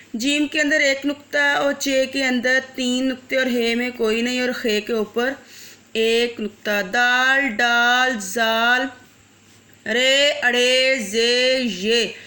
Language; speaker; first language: Urdu; native; Urdu